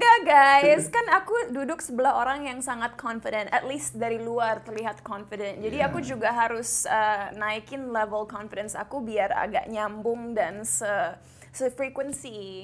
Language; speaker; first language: Indonesian; early bilingual, heritage; Indonesian